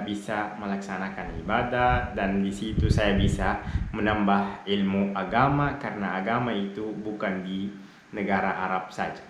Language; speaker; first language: Indonesian; non-native, fluent; Arabic